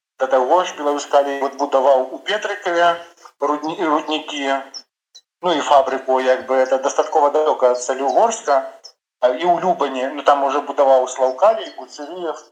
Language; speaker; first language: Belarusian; non-native, local second language; Russian